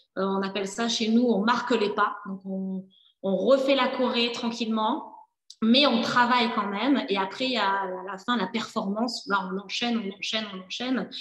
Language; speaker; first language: French; native; French